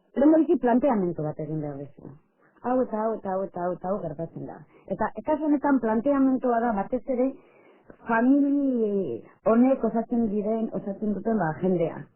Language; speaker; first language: Basque; non-native, local second language; Spanish